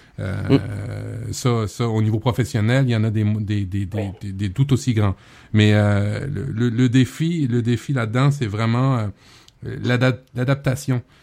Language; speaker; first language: French; native; French